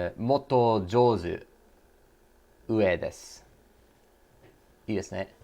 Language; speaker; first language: Japanese; non-native, learner; English